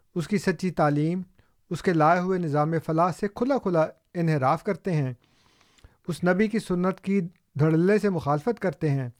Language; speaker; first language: Urdu; native; Urdu